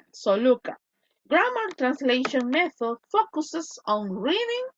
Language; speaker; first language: English; non-native, fluent; Spanish